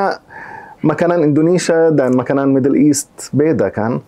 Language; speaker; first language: Indonesian; non-native, fluent; Arabic